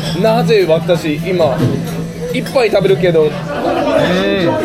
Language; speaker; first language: Japanese; non-native, learner; Korean